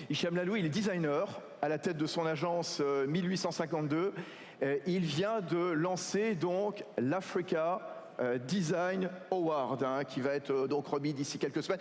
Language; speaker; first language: French; native; French